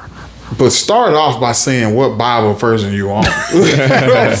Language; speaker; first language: English; native; English